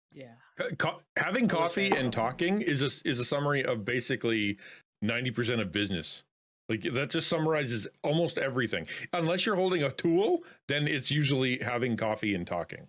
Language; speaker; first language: English; native; English